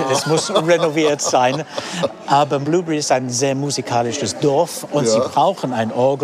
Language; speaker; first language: German; non-native, fluent; English